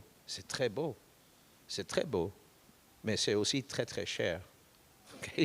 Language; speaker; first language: French; non-native, fluent; English